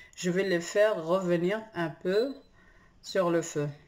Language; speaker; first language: French; non-native, local second language; Arabic